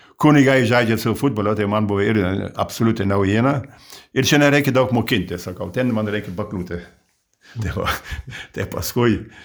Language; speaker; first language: Lithuanian; early bilingual, heritage; Lithuanian